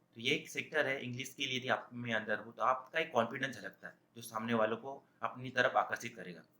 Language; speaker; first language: Hindi; native; Hindi